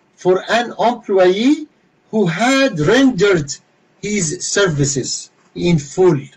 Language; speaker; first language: English; non-native, fluent; Arabic